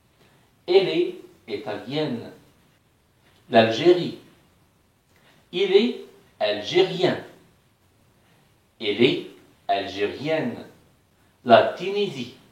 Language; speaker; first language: French; non-native, fluent; Arabic